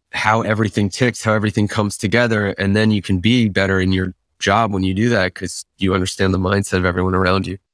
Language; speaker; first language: English; native; English